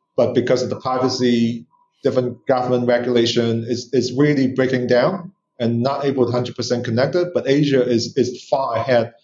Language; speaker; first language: English; non-native, local second language; Cantonese